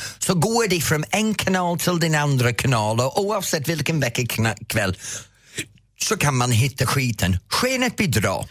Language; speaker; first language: Swedish; non-native, fluent; English